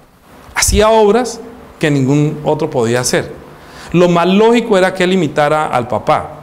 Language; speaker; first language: Spanish; native; Spanish